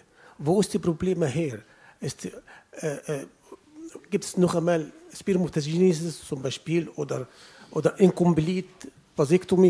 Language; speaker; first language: German; non-native, learner; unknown